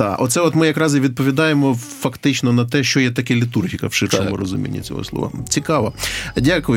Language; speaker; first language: Ukrainian; native; Ukrainian